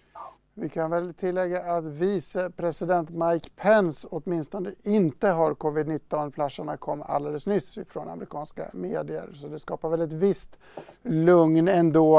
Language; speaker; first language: Swedish; native; Swedish